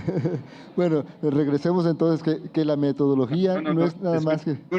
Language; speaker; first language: Spanish; native; Spanish